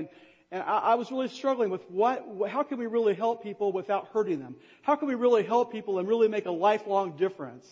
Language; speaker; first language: English; native; English